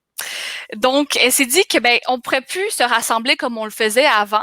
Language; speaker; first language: French; native; French